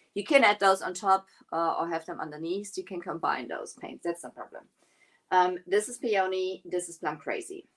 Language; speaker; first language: English; non-native, fluent; German